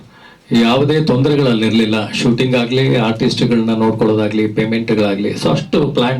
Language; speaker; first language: Kannada; native; Kannada